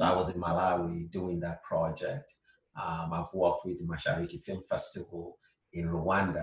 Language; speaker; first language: English; non-native, local second language; Igbo